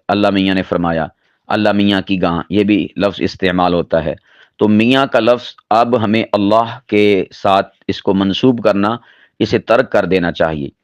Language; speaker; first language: Urdu; non-native, local second language; Punjabi